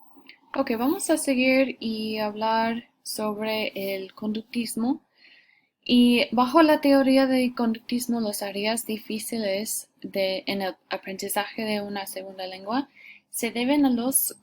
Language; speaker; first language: Spanish; non-native, fluent; English